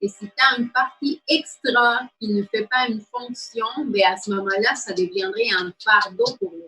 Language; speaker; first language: French; native; French